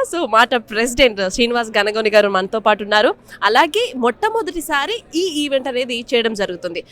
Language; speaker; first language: Telugu; native; Telugu